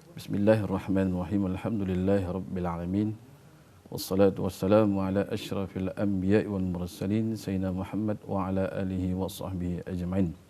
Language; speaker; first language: Malay; native; Malay